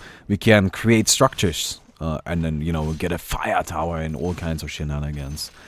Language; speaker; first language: English; non-native, fluent; German